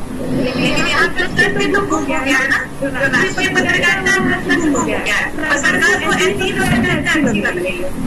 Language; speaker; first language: Hindi; native; Hindi